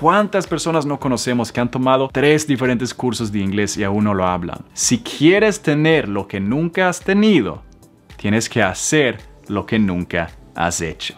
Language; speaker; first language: Spanish; non-native, fluent; Swedish